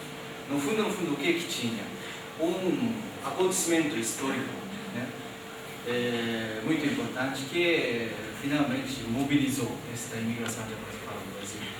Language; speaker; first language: Portuguese; non-native, fluent; Japanese